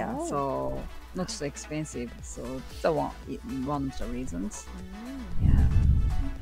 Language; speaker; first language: English; non-native, learner; Japanese